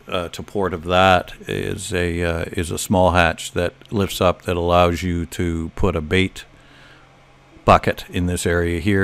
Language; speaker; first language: English; native; English